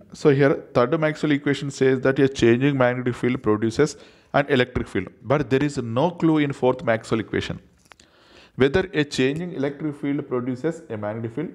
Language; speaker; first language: English; non-native, local second language; Telugu